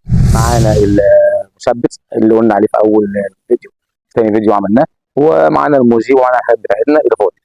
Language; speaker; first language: Arabic; native; Arabic